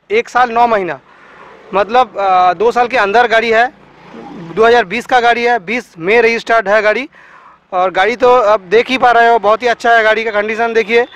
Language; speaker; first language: Hindi; non-native, local second language; Bangla